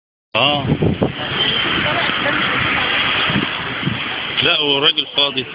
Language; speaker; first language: Arabic; native; Arabic